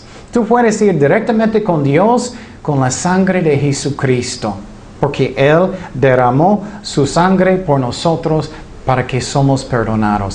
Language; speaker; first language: Spanish; non-native, fluent; English